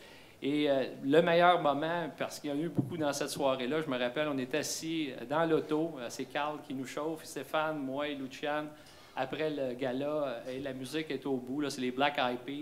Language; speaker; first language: French; native; French